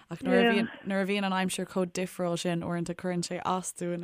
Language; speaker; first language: Irish; native; Irish